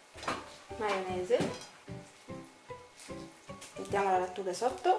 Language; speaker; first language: Italian; native; Italian